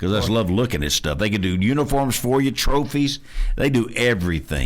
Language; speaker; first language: English; native; English